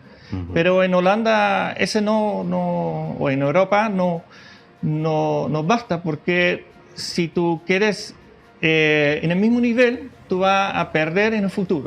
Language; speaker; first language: Spanish; non-native, fluent; Dutch